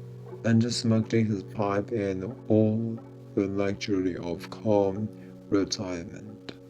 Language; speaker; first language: English; non-native, fluent; Japanese